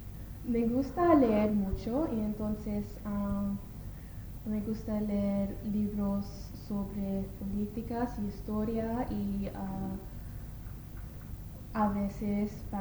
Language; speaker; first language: Spanish; non-native, learner; English